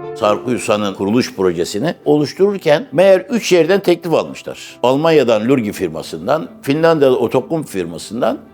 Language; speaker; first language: Turkish; native; Turkish